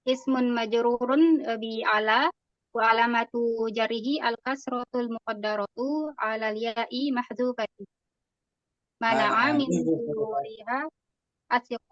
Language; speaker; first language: Arabic; non-native, learner; Indonesian